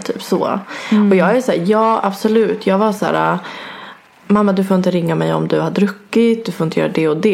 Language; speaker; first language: Swedish; native; Swedish